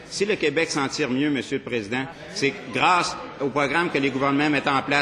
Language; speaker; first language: French; native; French